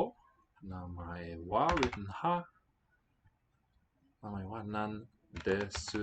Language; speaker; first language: Japanese; non-native, learner; English